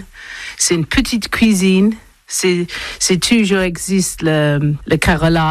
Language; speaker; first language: French; non-native, learner; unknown